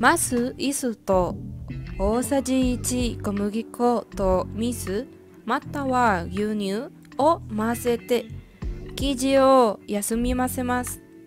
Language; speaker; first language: Japanese; non-native, learner; Spanish